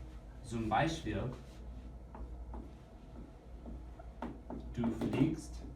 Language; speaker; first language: German; non-native, learner; English